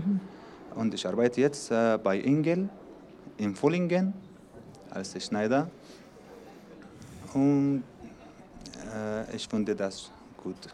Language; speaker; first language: German; non-native, learner; Arabic